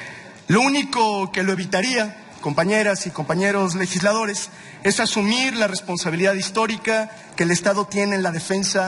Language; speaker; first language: Spanish; native; Spanish